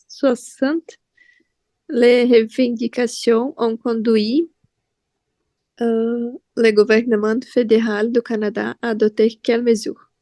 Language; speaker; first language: French; non-native, learner; Portuguese